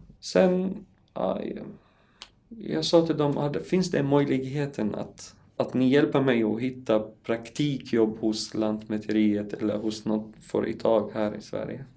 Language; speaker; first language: Swedish; non-native, learner; Arabic